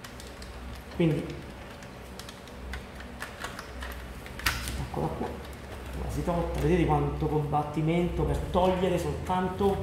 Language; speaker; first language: Italian; native; Italian